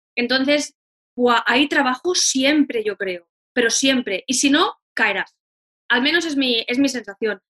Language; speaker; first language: Spanish; native; Spanish